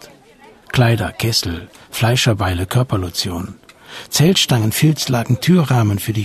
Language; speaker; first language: German; native; German